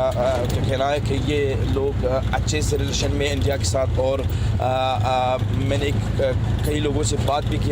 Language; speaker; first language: Hindi; non-native, fluent; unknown